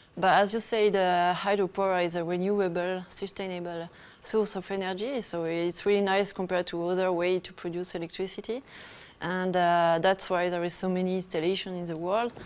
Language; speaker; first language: English; non-native, fluent; French